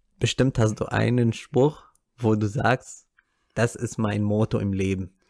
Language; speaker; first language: German; non-native, fluent; Arabic